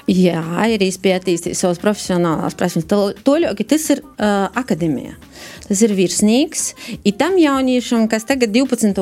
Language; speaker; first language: Latvian; native; Latvian